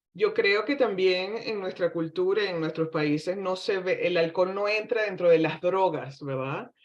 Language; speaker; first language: Spanish; native; Spanish